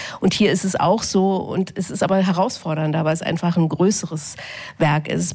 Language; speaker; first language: German; native; German